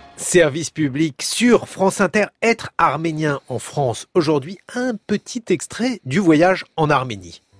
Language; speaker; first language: French; native; French